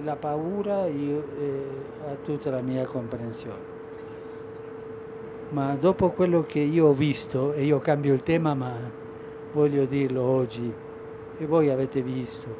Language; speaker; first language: Italian; non-native, fluent; Spanish